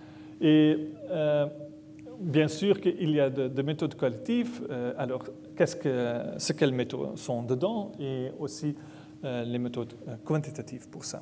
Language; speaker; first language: French; non-native, learner; Dutch